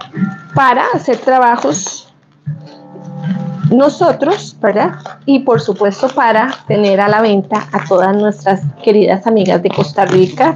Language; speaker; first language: Spanish; native; Spanish